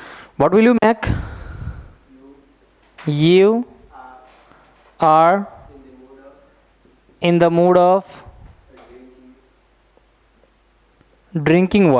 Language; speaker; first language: English; non-native, fluent; Hindi